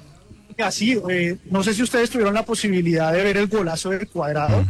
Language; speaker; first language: Spanish; native; Spanish